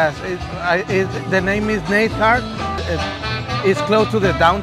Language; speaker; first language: English; non-native, learner; Spanish